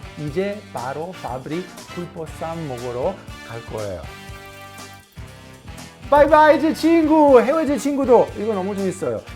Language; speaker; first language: Korean; non-native, learner; Italian